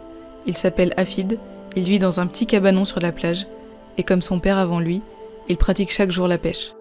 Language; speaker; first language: French; native; French